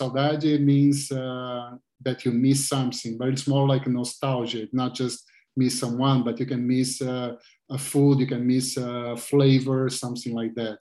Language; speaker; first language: English; non-native, fluent; Portuguese